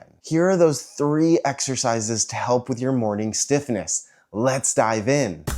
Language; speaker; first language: English; native; English